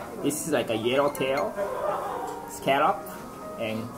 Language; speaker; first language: English; non-native, fluent; Japanese